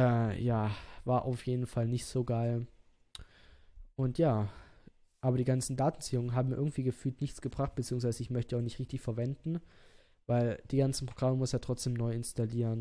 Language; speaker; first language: German; native; German